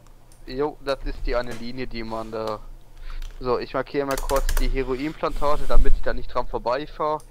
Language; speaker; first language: German; native; German